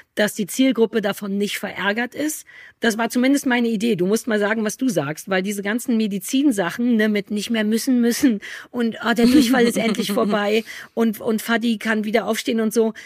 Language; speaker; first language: German; native; German